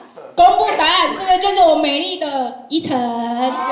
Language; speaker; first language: Chinese; native; Chinese